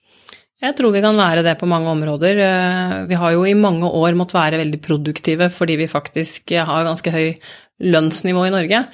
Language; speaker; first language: Norwegian; native; Norwegian